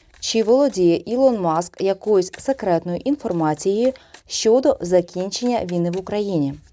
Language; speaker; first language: Ukrainian; non-native, local second language; Russian